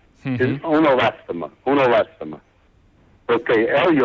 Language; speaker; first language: Spanish; non-native, learner; English